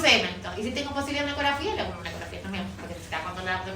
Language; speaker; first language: Spanish; native; Spanish